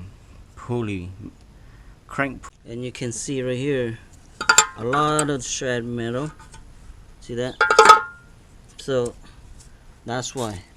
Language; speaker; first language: English; non-native, fluent; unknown